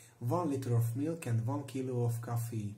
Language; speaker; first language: English; non-native, fluent; Hungarian